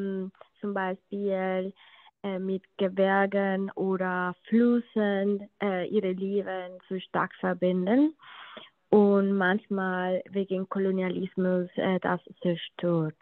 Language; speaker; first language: German; non-native, learner; Spanish